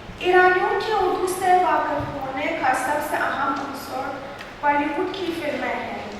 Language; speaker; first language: Urdu; non-native, fluent; Persian